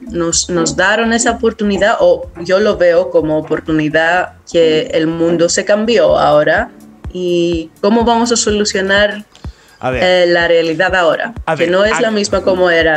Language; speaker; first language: Spanish; non-native, fluent; Greek